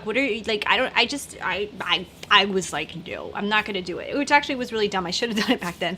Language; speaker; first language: English; native; English